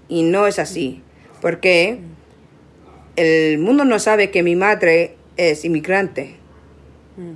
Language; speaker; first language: Spanish; non-native, learner; English